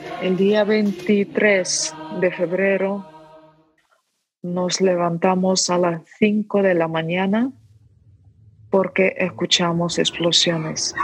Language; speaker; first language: Spanish; non-native, fluent; Ukrainian